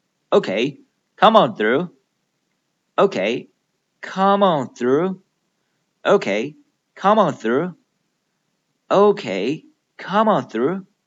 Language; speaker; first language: English; non-native, fluent; Chinese